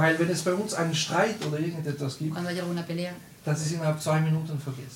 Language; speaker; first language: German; non-native, fluent; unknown